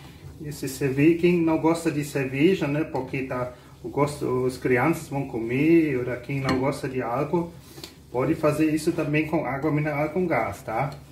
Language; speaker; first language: Portuguese; non-native, fluent; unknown